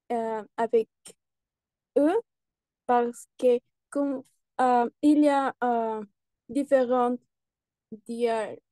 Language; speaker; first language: French; non-native, learner; Spanish